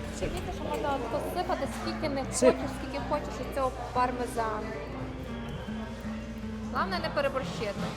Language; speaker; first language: Ukrainian; native; Ukrainian